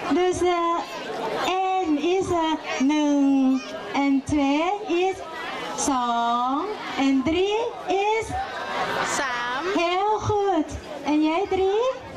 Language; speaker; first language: Dutch; non-native, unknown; Thai